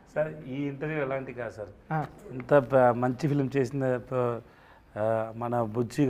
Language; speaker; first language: Telugu; non-native, learner; Tamil